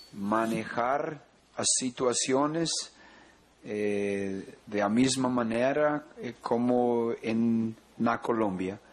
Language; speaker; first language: Portuguese; non-native, learner; Spanish